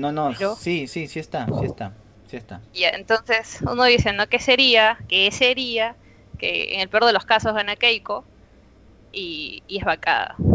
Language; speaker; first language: Spanish; native; Spanish